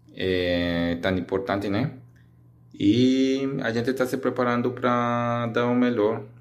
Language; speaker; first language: Portuguese; non-native, learner; Spanish